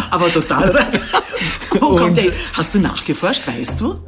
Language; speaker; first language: German; native; German